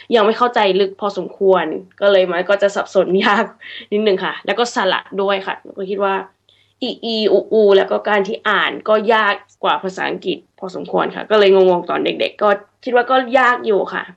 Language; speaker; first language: Thai; early bilingual, heritage; English